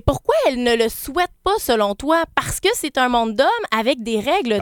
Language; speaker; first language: French; native; French